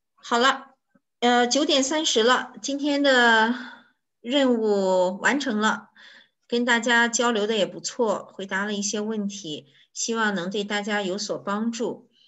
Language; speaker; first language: Chinese; native; Chinese